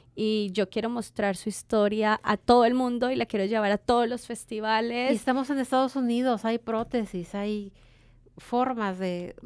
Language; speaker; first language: Spanish; native; Spanish